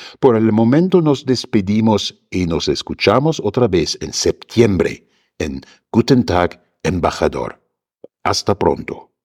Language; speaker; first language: Spanish; non-native, fluent; German